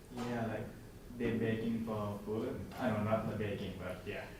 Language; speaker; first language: English; non-native, learner; Thai